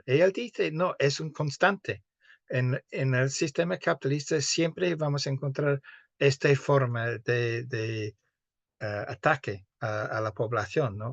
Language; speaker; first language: Spanish; non-native, fluent; English